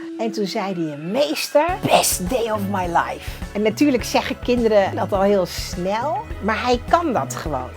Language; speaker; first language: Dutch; early bilingual, other home language; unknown